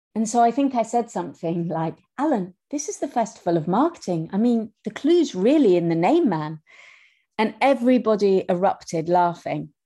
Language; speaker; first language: English; native; English